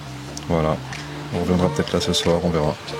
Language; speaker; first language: French; native; French